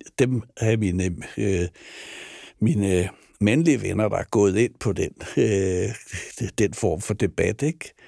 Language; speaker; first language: Danish; native; Danish